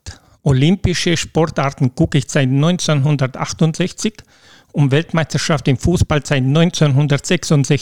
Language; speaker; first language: German; non-native, local second language; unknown